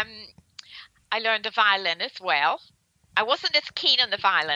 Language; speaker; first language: English; native; English